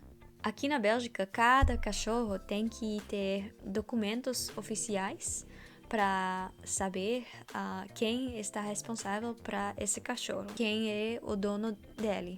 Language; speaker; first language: Portuguese; non-native, fluent; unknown